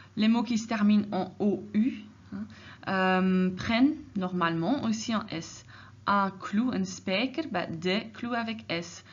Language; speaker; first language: French; non-native, fluent; Dutch